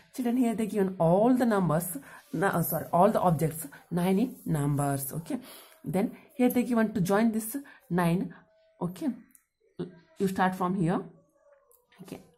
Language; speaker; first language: English; non-native, local second language; Kannada